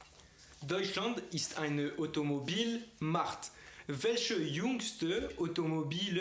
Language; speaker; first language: German; non-native, fluent; French